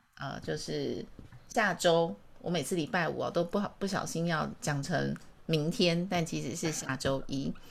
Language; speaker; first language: Chinese; native; Chinese